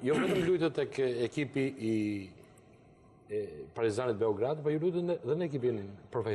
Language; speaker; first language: Albanian; native; Albanian